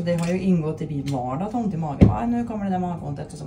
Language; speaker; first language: Swedish; native; Swedish